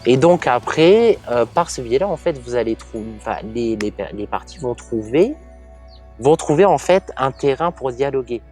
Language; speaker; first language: French; native; French